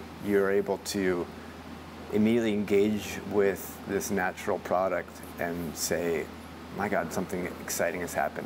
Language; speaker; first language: English; native; English